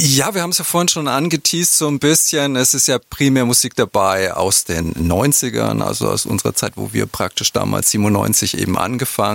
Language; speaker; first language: German; native; German